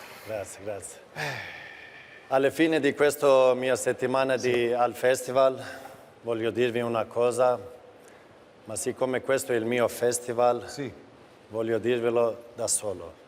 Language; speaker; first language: Italian; non-native, fluent; Swedish